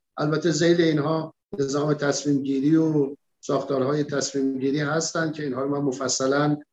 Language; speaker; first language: Persian; native; Persian